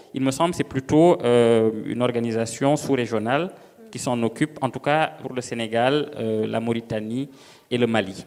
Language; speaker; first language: French; non-native, local second language; Serer